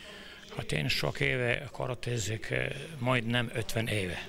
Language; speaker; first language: Hungarian; non-native, learner; Serbian